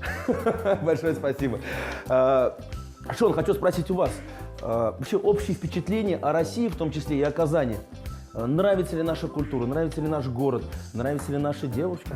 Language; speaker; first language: Russian; native; Russian